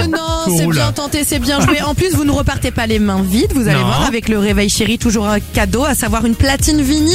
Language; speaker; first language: French; native; French